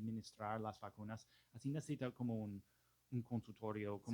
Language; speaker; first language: Spanish; non-native, fluent; English